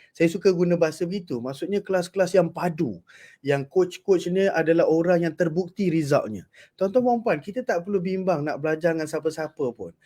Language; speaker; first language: Malay; native; Malay